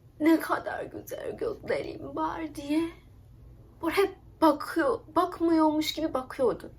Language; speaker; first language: Turkish; non-native, learner; Japanese